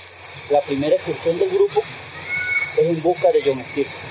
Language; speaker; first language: Spanish; native; Spanish